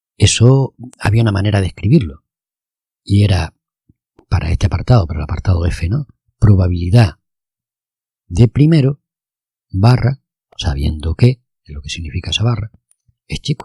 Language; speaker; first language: Spanish; native; Spanish